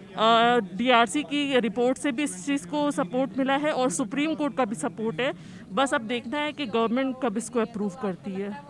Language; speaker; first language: Hindi; native; Hindi